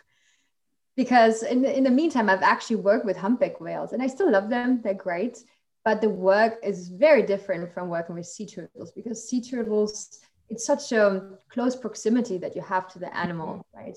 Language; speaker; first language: English; non-native, fluent; German